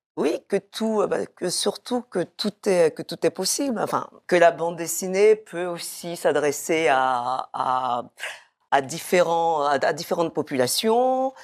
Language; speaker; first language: French; early bilingual, other home language; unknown